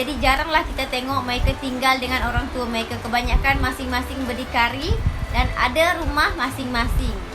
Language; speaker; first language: Malay; native; Malay